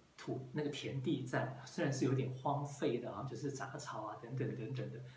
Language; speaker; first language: Chinese; native; Chinese